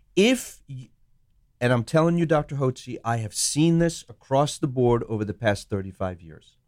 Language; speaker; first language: English; non-native, local second language; Sinhala